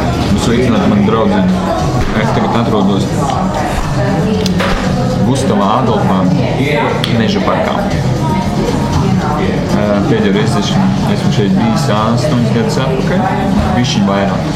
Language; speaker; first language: Latvian; native; Latvian